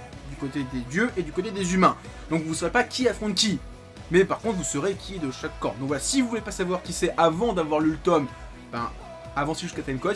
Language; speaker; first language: French; native; French